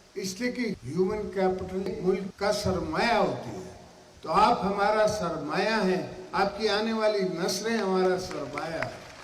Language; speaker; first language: Urdu; non-native, local second language; Saraiki